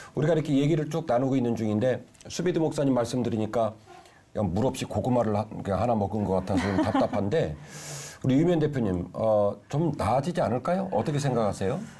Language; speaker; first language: Korean; native; Korean